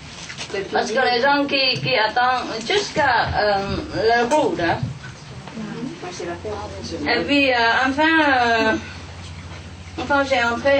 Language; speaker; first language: French; non-native, learner; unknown